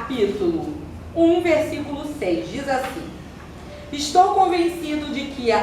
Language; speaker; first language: Portuguese; native; Portuguese